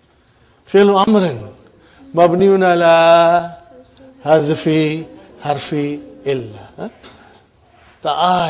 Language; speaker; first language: Arabic; non-native, fluent; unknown